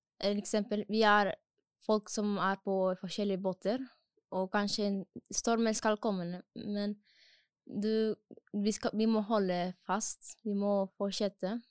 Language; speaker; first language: Norwegian; non-native, learner; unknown